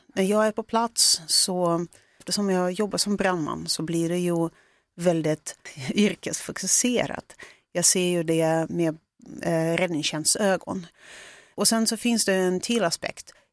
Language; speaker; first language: Swedish; early bilingual, other home language; Russian